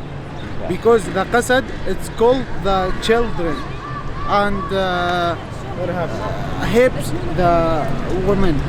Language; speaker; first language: English; non-native, learner; Arabic